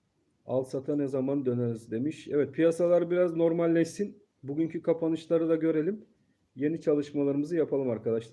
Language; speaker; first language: Turkish; native; Turkish